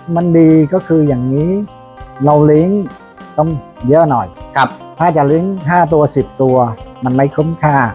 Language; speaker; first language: Thai; non-native, learner; Vietnamese